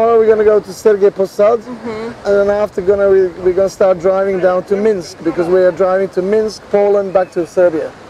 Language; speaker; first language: English; non-native, fluent; Serbian